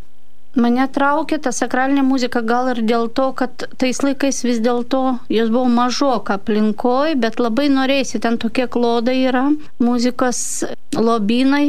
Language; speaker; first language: Lithuanian; non-native, fluent; Russian